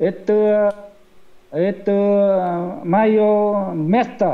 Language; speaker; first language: Russian; non-native, learner; Vietnamese